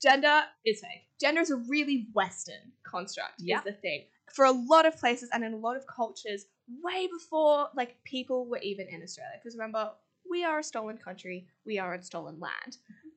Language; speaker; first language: English; native; English